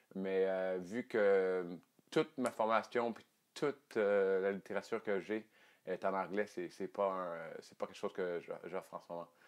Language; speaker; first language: French; native; French